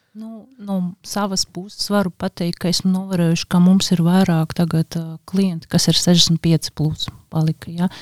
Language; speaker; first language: Latvian; non-native, local second language; Russian